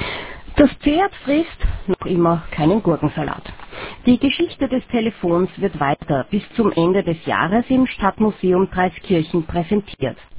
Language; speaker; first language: German; native; German